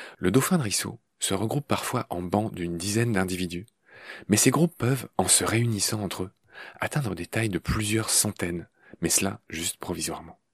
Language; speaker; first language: French; native; French